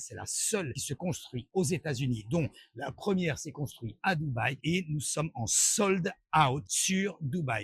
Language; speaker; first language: French; native; French